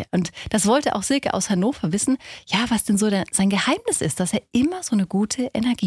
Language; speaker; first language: German; native; German